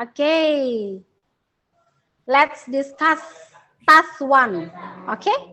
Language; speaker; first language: English; non-native, learner; Indonesian